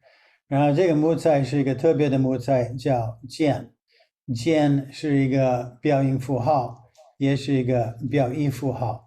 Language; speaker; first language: Chinese; non-native, fluent; English